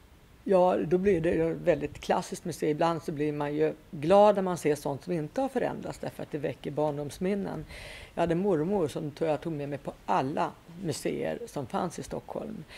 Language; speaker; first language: Swedish; native; Swedish